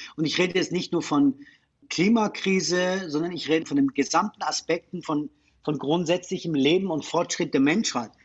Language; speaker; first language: German; non-native, fluent; Persian